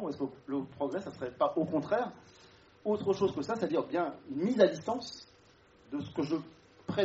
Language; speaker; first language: French; native; French